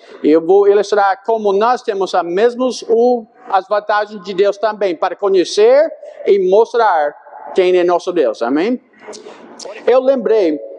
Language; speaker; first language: Portuguese; non-native, fluent; English